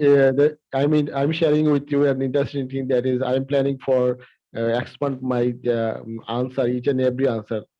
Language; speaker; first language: English; non-native, learner; Bangla